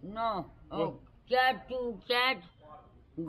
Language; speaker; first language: English; non-native, learner; Nepali